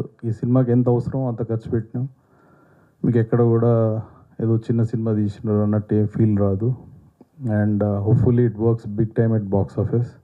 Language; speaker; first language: Telugu; native; Telugu